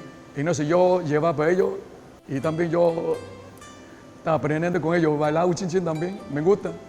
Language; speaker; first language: Spanish; non-native, learner; Chinese